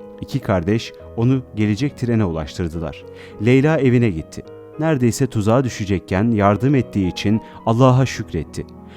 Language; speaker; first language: Turkish; native; Turkish